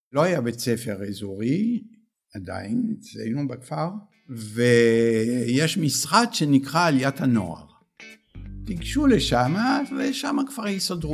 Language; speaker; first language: Hebrew; early bilingual, other home language; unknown